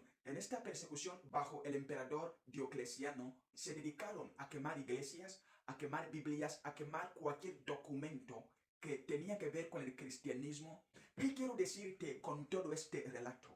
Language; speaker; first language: Spanish; non-native, fluent; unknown